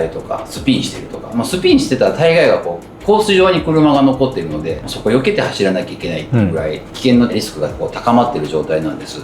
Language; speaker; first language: Japanese; native; Japanese